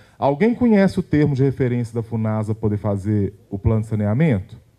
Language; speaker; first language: Portuguese; native; Portuguese